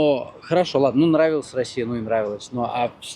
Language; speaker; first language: Russian; native; Russian